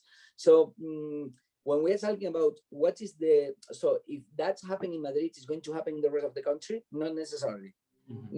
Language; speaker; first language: English; non-native, fluent; Spanish